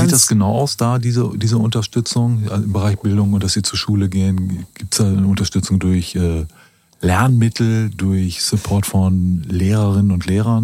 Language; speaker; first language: German; native; German